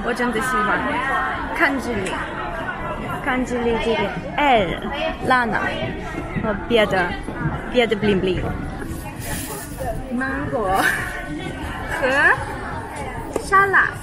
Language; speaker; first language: Chinese; non-native, learner; Russian